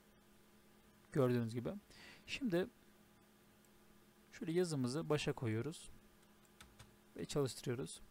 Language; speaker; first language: Turkish; native; Turkish